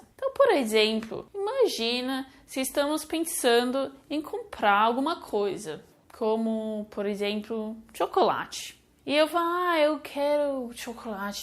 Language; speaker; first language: Portuguese; non-native, fluent; English